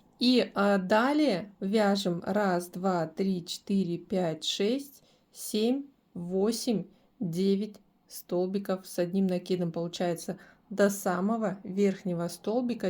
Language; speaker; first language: Russian; native; Russian